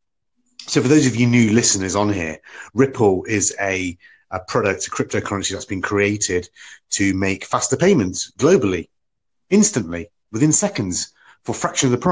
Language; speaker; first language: English; native; English